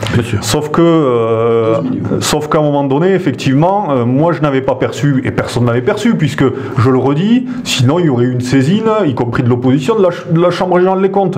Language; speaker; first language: French; native; French